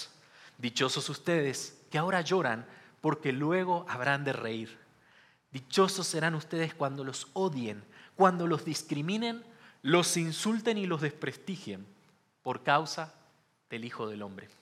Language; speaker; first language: Spanish; native; Spanish